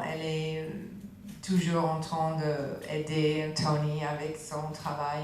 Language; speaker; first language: French; non-native, fluent; English